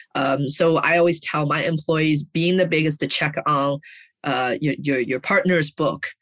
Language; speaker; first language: English; early bilingual, other home language; Chinese